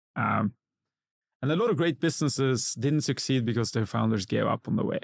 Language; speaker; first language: English; non-native, fluent; Norwegian